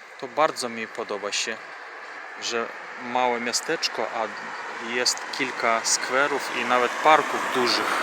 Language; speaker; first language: Polish; non-native, fluent; Ukrainian